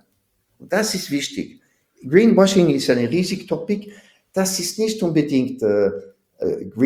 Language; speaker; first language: German; non-native, fluent; French